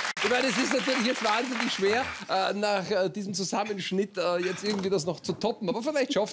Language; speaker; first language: German; native; German